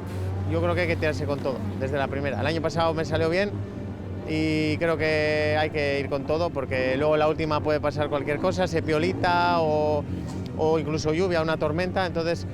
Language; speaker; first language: Spanish; native; Spanish